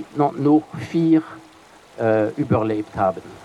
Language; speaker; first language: German; non-native, fluent; French